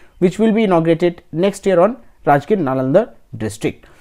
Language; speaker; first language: English; non-native, local second language; Bangla